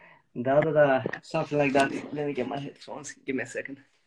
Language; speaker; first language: English; non-native, fluent; Romanian